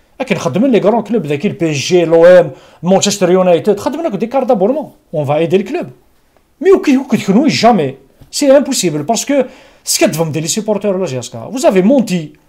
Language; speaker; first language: French; non-native, local second language; Kabyle